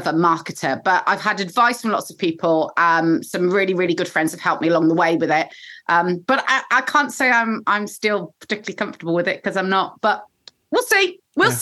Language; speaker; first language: English; native; English